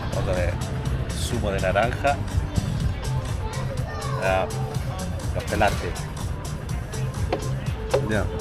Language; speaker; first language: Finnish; non-native, learner; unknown